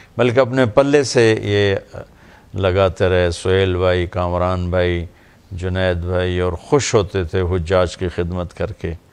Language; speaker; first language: Urdu; non-native, local second language; Punjabi